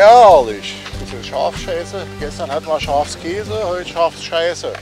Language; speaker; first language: German; native; German